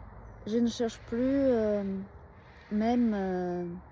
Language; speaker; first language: French; non-native, fluent; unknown